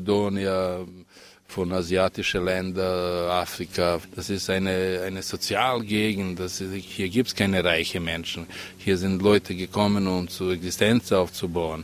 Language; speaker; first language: German; non-native, fluent; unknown